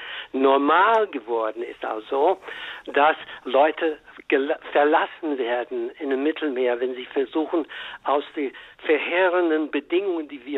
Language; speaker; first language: German; non-native, fluent; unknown